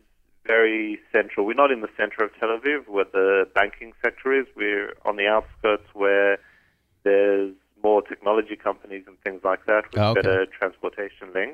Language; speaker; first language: English; native; English